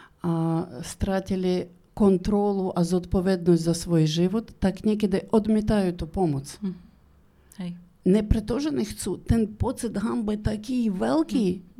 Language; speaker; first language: Slovak; non-native, learner; Ukrainian